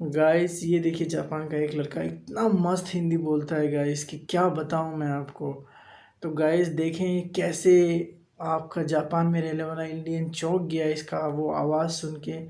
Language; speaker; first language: Hindi; native; Hindi